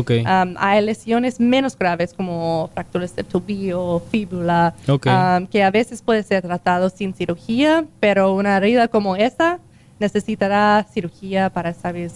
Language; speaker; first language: Spanish; non-native, learner; English